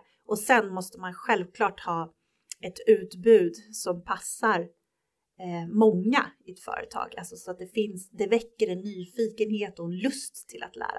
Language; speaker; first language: Swedish; native; Swedish